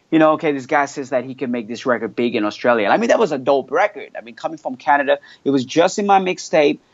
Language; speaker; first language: English; non-native, fluent; French